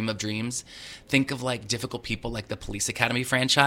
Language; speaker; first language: English; native; English